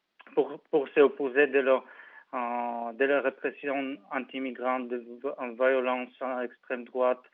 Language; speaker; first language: French; non-native, fluent; Bulgarian